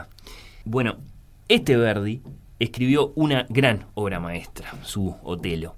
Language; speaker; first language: Spanish; native; Spanish